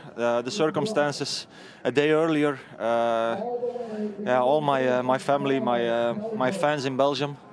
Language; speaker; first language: English; non-native, fluent; Dutch